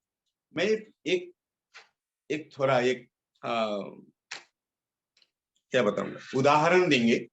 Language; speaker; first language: Hindi; non-native, local second language; Bangla